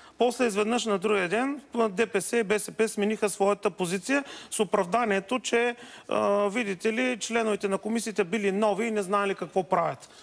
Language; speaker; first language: Bulgarian; native; Bulgarian